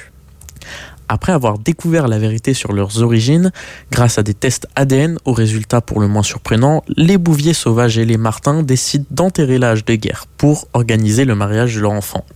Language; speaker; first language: French; native; French